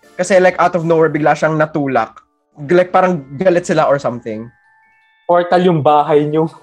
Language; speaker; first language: Filipino; native; Filipino